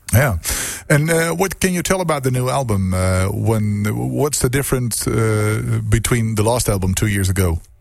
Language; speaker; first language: English; non-native, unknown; Dutch